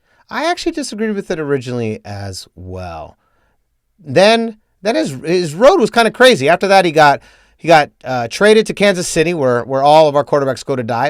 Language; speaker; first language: English; native; English